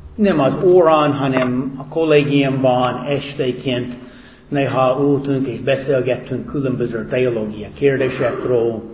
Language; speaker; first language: Hungarian; non-native, fluent; English